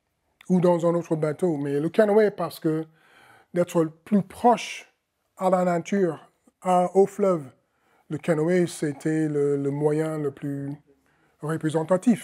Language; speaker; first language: French; non-native, fluent; English